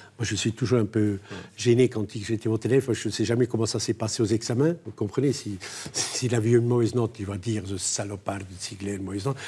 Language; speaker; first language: French; non-native, local second language; German